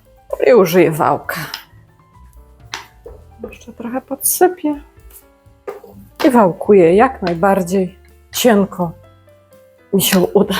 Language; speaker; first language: Polish; native; Polish